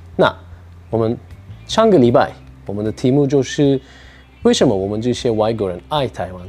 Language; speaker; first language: Chinese; non-native, fluent; Turkish